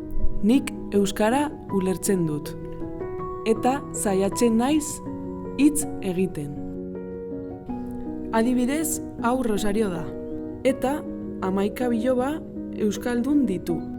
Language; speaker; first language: Basque; non-native, local second language; Spanish